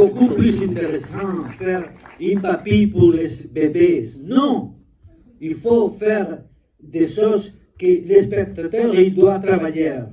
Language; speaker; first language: French; non-native, learner; Spanish